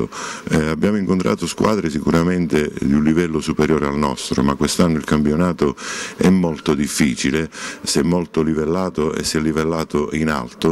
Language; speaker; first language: Italian; native; Italian